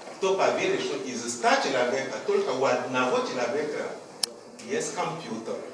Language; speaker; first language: Russian; non-native, fluent; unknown